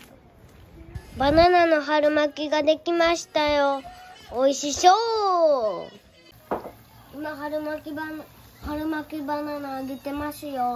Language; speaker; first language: Japanese; early bilingual, other home language; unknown